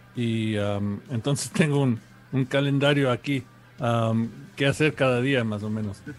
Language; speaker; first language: Spanish; early bilingual, heritage; Spanish